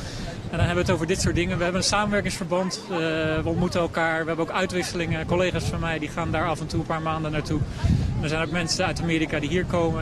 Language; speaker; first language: Dutch; native; Dutch